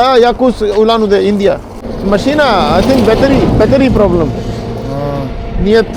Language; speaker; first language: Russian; non-native, learner; Hindi